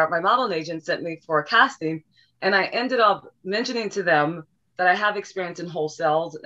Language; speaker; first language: English; native; English